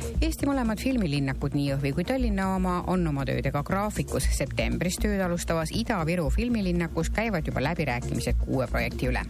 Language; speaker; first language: Estonian; native; Estonian